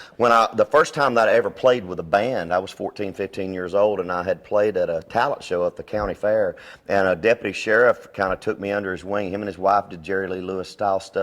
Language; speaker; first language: English; native; English